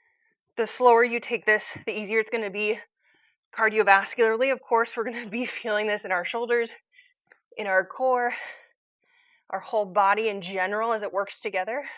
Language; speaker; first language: English; native; English